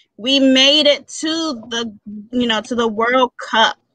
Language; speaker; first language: English; early bilingual, other home language; Spanish